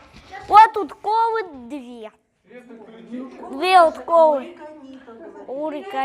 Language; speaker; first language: Russian; native; Russian